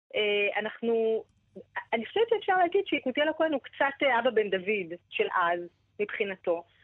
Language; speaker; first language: Hebrew; native; Hebrew